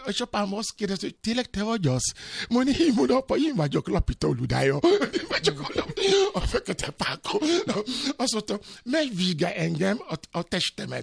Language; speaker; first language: Hungarian; non-native, learner; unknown